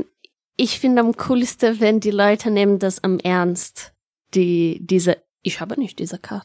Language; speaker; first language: German; non-native, fluent; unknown